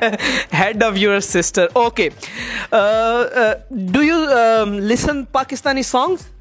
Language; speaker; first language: English; non-native, learner; Urdu